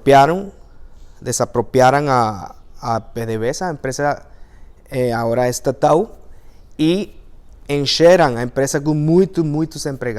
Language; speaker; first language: Portuguese; non-native, fluent; Spanish